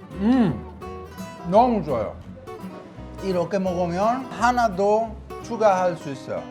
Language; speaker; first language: Korean; non-native, learner; Italian